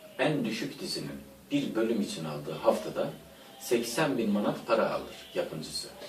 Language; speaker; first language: Turkish; native; Turkish